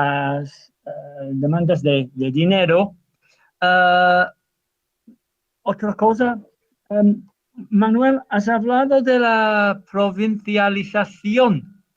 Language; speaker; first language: Spanish; non-native, learner; English